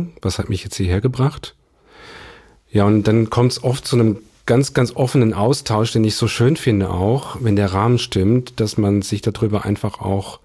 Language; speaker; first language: German; native; German